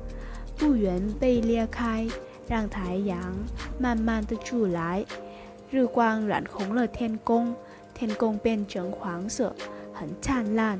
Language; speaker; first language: Chinese; non-native, fluent; Vietnamese